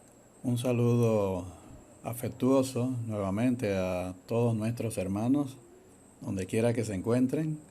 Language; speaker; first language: Spanish; native; Spanish